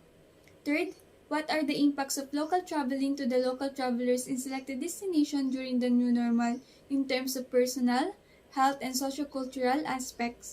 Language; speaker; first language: English; non-native, local second language; Filipino